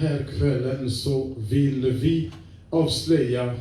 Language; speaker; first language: Swedish; non-native, fluent; French